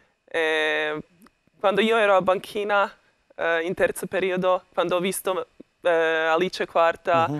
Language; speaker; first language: Italian; non-native, learner; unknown